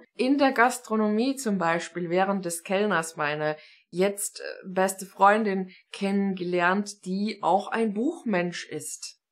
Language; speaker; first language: German; non-native, fluent; Estonian